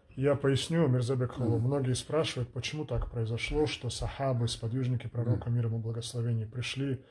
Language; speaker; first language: Russian; non-native, local second language; Lezghian